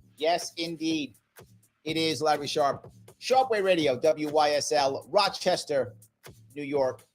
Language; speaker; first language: English; native; English